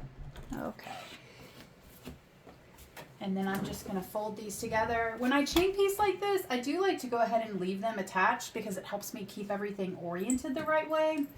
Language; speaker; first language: English; native; English